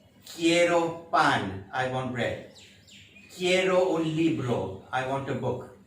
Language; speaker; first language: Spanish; non-native, fluent; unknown